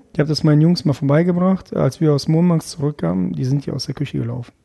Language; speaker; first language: German; early bilingual, other home language; Russian